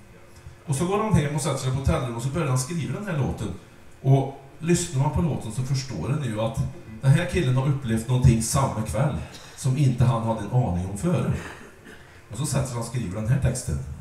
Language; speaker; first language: Swedish; native; Swedish